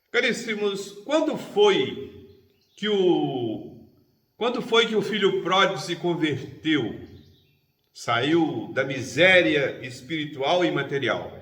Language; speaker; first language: Portuguese; native; Portuguese